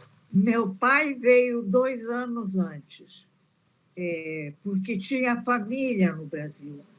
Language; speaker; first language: Portuguese; early bilingual, other home language; Italian